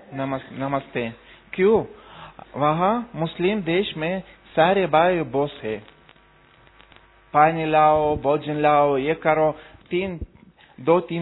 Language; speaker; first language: Hindi; non-native, learner; Russian